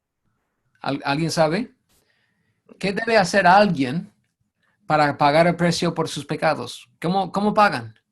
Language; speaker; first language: Spanish; non-native, fluent; English